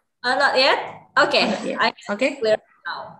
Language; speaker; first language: English; non-native, learner; Indonesian